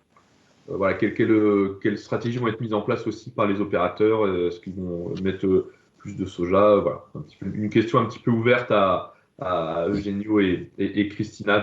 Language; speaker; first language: French; native; French